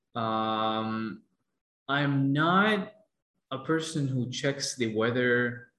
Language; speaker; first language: English; non-native, fluent; Arabic